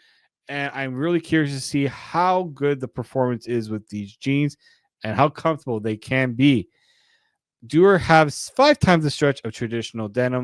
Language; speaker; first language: English; native; English